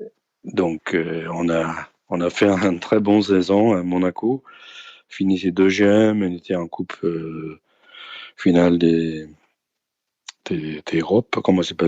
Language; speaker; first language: French; non-native, fluent; Danish